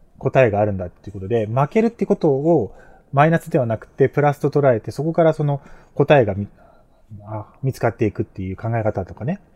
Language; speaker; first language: Japanese; native; Japanese